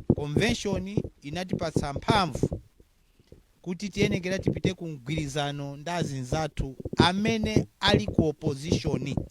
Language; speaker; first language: Nyanja; non-native, local second language; Tumbuka